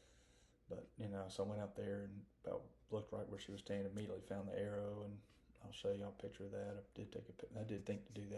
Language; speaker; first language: English; native; English